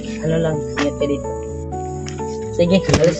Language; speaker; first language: Filipino; non-native, local second language; Cebuano